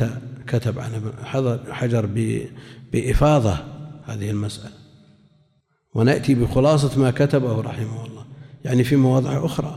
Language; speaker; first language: Arabic; native; Arabic